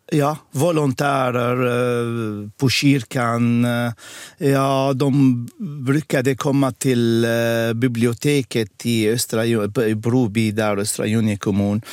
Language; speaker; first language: Swedish; non-native, fluent; Arabic